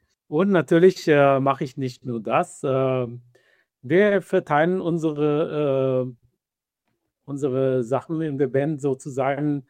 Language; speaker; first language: German; non-native, fluent; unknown